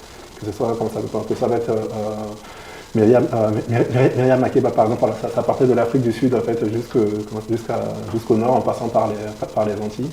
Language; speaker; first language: French; native; French